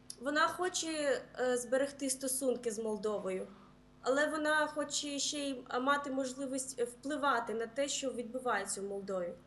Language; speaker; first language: Ukrainian; early bilingual, heritage; Ukrainian